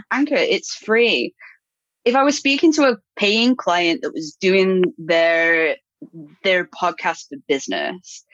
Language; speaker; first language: English; native; English